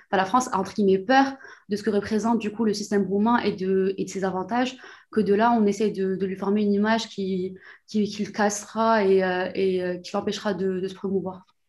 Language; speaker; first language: French; non-native, local second language; Arabic